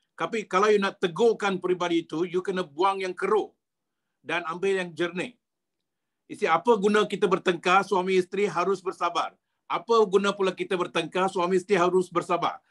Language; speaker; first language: Malay; native; Malay